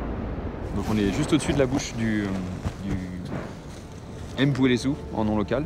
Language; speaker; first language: French; native; French